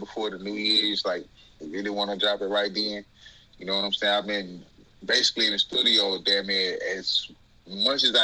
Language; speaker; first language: English; native; English